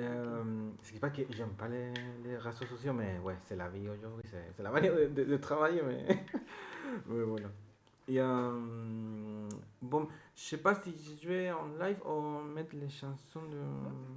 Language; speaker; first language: French; non-native, learner; Spanish